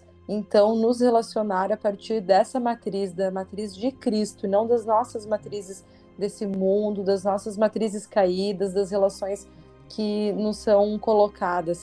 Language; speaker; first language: Portuguese; native; Portuguese